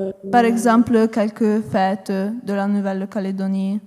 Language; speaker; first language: French; non-native, learner; Italian